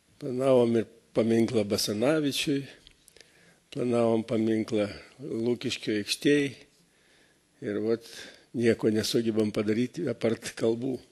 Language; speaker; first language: Lithuanian; native; Lithuanian